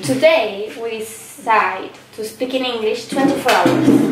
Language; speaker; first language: English; non-native, learner; Spanish